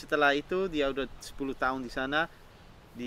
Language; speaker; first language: Indonesian; non-native, fluent; Dutch